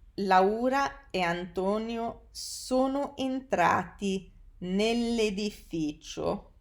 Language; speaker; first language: Italian; non-native, fluent; English